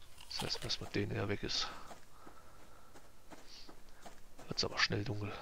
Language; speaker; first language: German; native; German